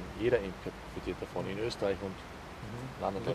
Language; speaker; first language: German; native; German